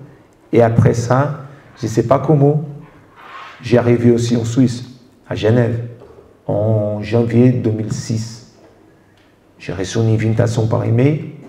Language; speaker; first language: French; non-native, fluent; Portuguese